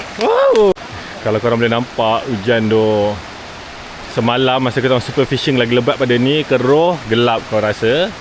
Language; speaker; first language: Malay; native; Malay